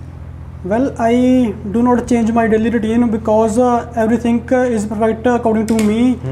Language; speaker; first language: English; non-native, learner; Punjabi